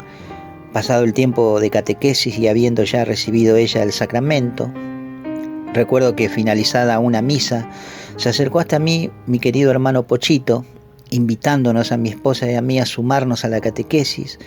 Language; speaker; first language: Spanish; native; Spanish